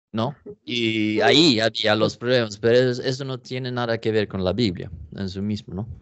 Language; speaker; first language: Spanish; non-native, learner; Swedish